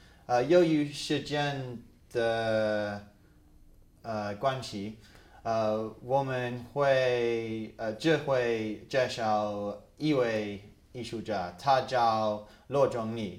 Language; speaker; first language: Chinese; non-native, fluent; English